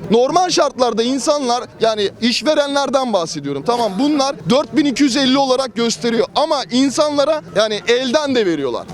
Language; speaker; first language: Turkish; native; Turkish